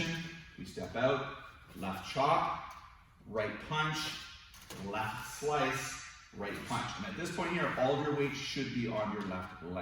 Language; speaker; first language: English; native; English